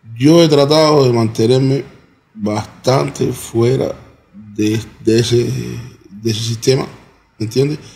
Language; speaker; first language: Spanish; native; Spanish